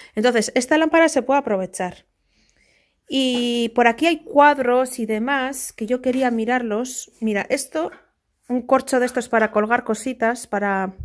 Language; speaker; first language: Spanish; native; Spanish